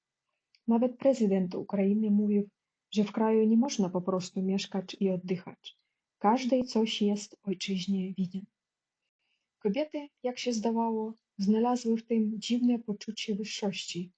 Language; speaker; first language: Polish; non-native, fluent; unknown